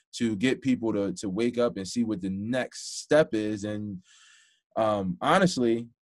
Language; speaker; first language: English; native; English